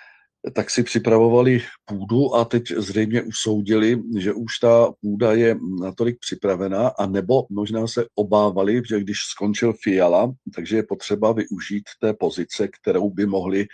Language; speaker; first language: Czech; native; Czech